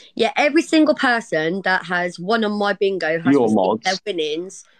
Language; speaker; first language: English; native; English